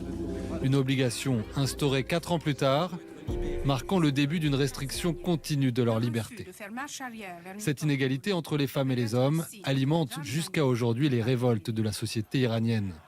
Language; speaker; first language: French; native; French